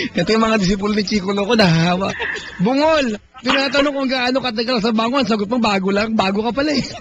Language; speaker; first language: Filipino; native; Filipino